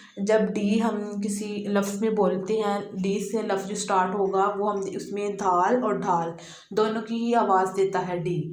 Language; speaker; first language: Urdu; native; Urdu